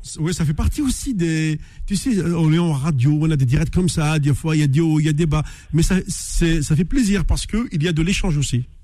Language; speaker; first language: French; native; French